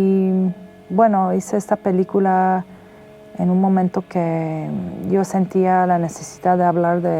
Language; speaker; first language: Spanish; non-native, fluent; Persian